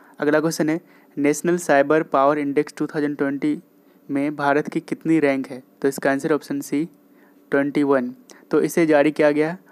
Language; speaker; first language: Hindi; native; Hindi